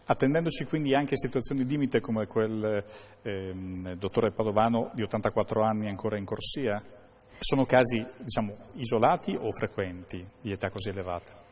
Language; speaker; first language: Italian; native; Italian